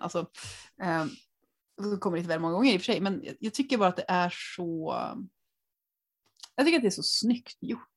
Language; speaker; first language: Swedish; native; Swedish